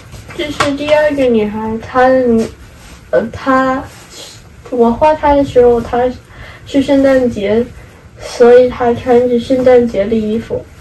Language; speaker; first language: Chinese; early bilingual, heritage; Chinese